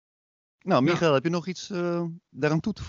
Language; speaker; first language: Dutch; native; Dutch